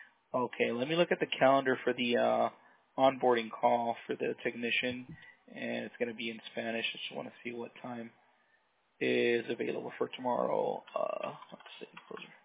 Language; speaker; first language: English; early bilingual, other home language; Spanish